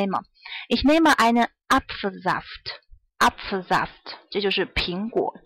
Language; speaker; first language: German; non-native, fluent; Chinese